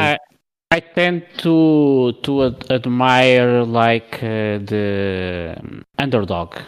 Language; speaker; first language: English; non-native, learner; Portuguese